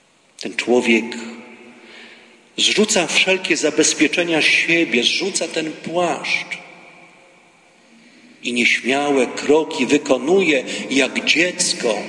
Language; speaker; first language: Polish; native; Polish